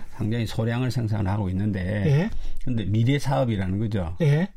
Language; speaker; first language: Korean; native; Korean